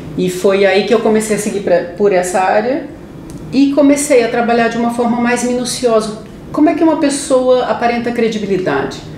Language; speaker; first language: Portuguese; native; Portuguese